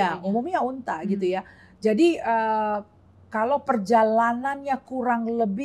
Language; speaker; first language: Indonesian; native; Indonesian